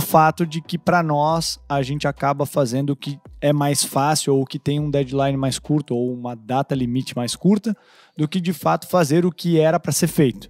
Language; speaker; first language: Portuguese; native; Portuguese